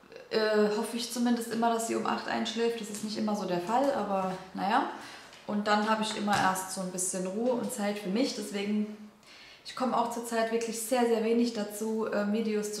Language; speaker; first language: German; native; German